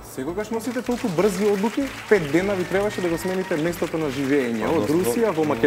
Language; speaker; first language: Macedonian; native; Macedonian